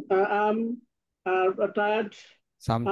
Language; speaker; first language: English; non-native, learner; Bangla